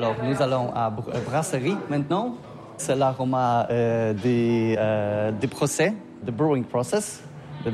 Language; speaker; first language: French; non-native, learner; Polish